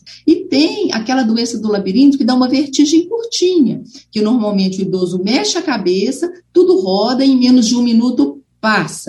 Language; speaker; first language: Portuguese; native; Portuguese